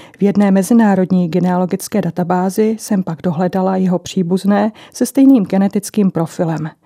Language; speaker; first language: Czech; native; Czech